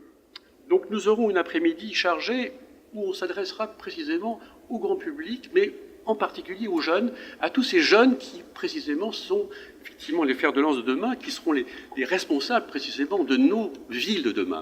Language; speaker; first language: French; native; French